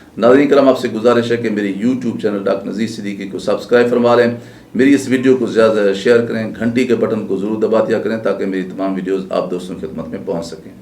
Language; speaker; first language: Urdu; non-native, local second language; Saraiki